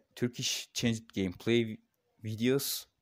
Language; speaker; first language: English; non-native, learner; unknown